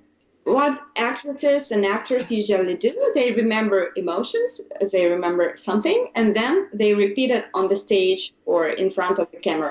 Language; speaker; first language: English; non-native, fluent; Russian